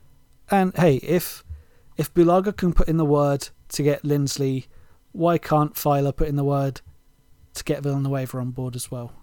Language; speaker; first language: English; native; English